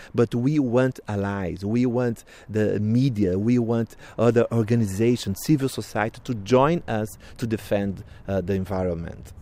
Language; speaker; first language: English; non-native, fluent; Portuguese